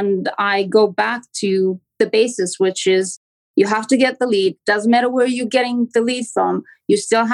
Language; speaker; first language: English; non-native, fluent; Romanian